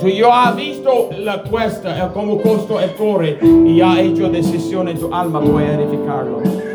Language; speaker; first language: Spanish; non-native, learner; English